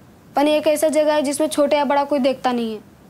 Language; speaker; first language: Hindi; native; Hindi